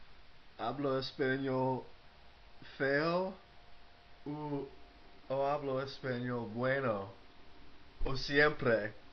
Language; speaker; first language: Spanish; non-native, learner; English